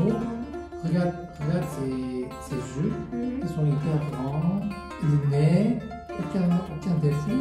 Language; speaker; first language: French; non-native, fluent; Korean